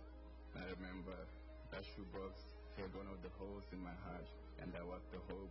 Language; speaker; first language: English; non-native, local second language; Southern Sotho